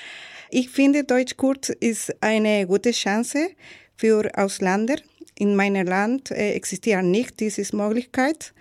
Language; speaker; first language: German; non-native, learner; Spanish